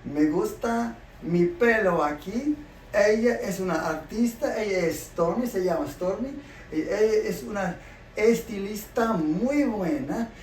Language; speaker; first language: Spanish; non-native, learner; English